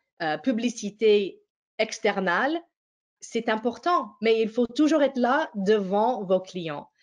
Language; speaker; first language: French; non-native, fluent; English